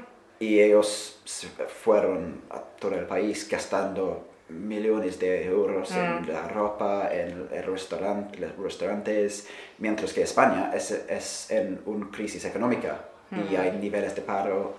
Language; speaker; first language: Spanish; non-native, fluent; English